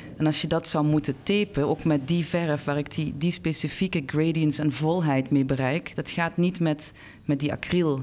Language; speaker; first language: Dutch; native; Dutch